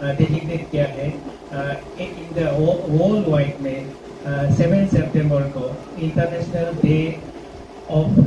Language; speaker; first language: Hindi; non-native, local second language; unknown